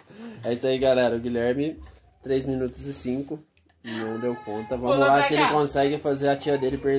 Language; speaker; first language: Portuguese; native; Portuguese